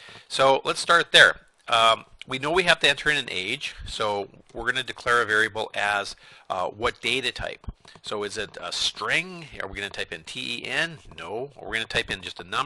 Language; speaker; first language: English; native; English